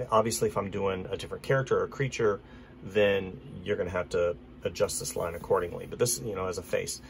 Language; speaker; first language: English; native; English